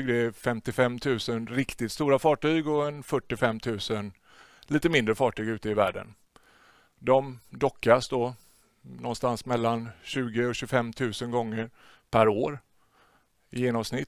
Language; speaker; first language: Swedish; native; Swedish